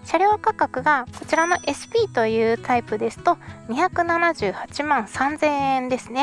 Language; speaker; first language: Japanese; native; Japanese